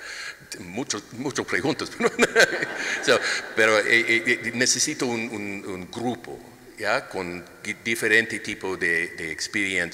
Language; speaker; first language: Spanish; non-native, learner; English